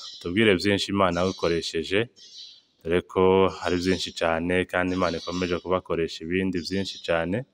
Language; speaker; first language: Kinyarwanda; native; Kinyarwanda